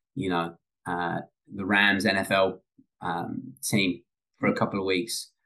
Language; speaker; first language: English; native; English